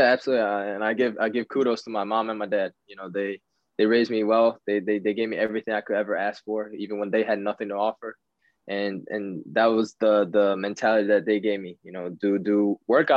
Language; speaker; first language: English; early bilingual, other home language; Japanese